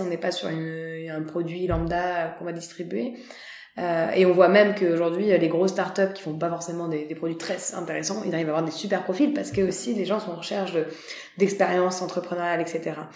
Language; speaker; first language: French; native; French